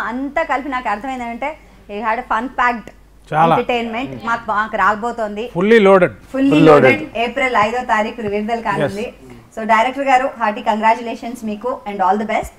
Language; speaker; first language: Telugu; native; Telugu